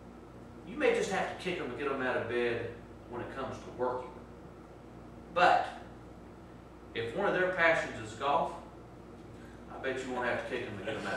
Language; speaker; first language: English; native; English